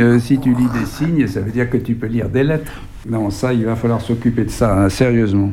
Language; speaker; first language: French; native; French